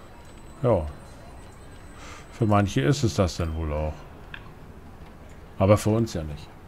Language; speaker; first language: German; native; German